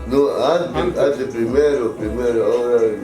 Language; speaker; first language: Spanish; non-native, local second language; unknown